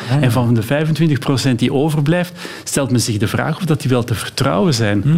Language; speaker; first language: Dutch; native; Dutch